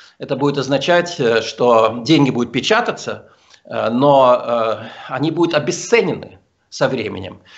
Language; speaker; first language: Russian; early bilingual, heritage; Russian